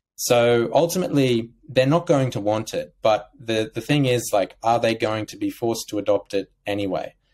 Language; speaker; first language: English; native; English